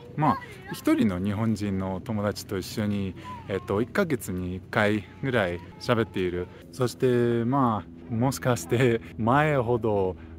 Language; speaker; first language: Japanese; non-native, fluent; Russian